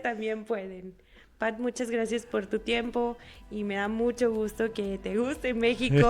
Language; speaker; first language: Spanish; native; Spanish